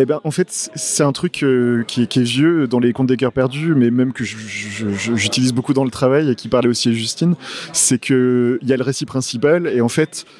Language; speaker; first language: French; native; French